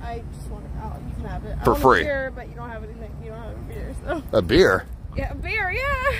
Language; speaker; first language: English; native; English